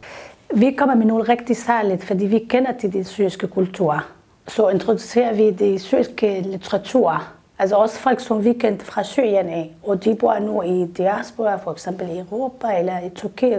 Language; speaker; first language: Danish; non-native, fluent; Arabic